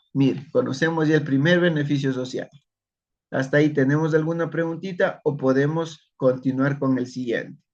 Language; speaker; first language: Spanish; native; Spanish